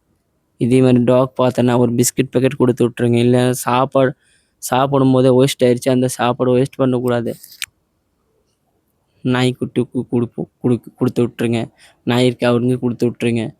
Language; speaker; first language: Tamil; non-native, learner; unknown